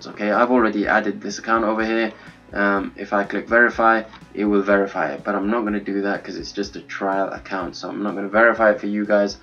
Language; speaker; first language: English; native; English